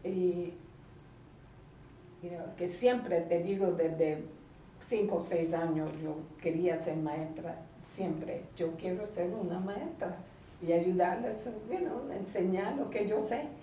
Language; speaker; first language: Spanish; early bilingual, heritage; Spanish